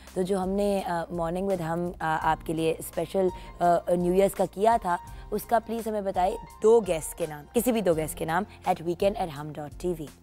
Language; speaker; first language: Urdu; native; Urdu